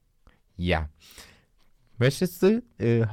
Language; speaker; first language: German; non-native, learner; Turkish